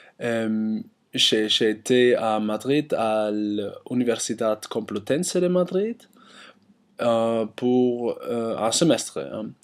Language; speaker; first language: French; non-native, learner; German